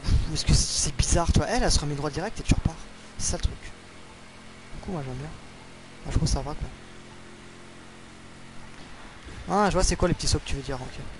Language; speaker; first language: French; native; French